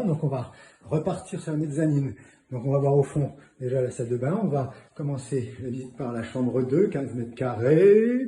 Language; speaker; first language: French; native; French